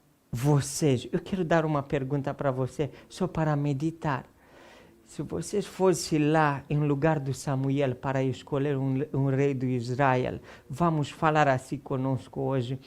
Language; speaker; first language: Portuguese; non-native, fluent; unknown